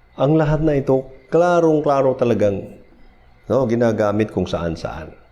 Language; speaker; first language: Filipino; non-native, local second language; Cebuano